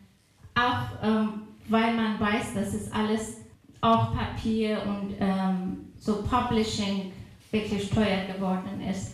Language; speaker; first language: German; non-native, fluent; Persian